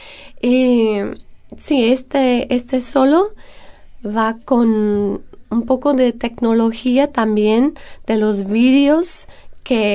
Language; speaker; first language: Spanish; non-native, fluent; English